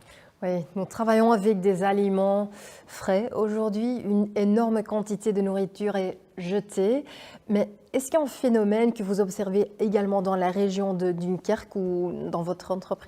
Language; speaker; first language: French; non-native, fluent; Dutch